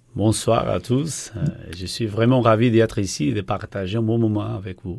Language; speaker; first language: French; non-native, fluent; Portuguese